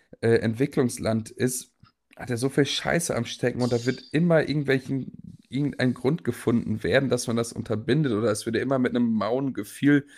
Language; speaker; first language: German; native; German